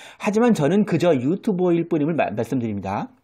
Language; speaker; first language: Korean; native; Korean